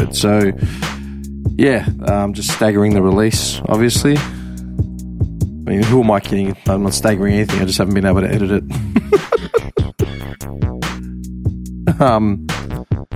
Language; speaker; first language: English; non-native, local second language; Greek